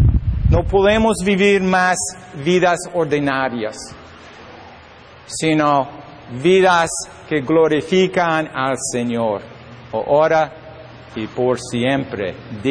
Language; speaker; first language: Spanish; non-native, learner; English